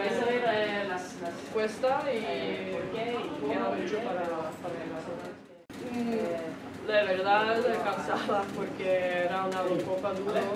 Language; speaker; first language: Spanish; non-native, learner; Norwegian